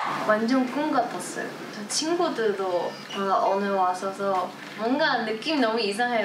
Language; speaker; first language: Korean; non-native, fluent; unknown